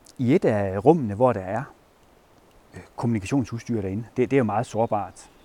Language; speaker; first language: Danish; native; Danish